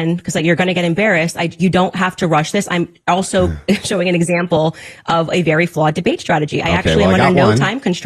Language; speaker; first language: English; native; English